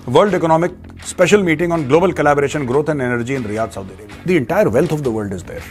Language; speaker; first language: Hindi; native; Hindi